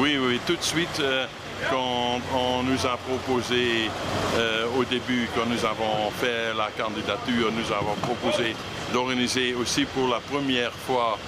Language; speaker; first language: French; non-native, fluent; Dutch